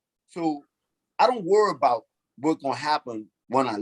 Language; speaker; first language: English; native; English